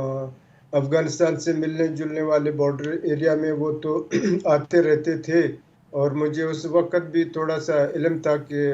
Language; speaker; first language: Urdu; non-native, local second language; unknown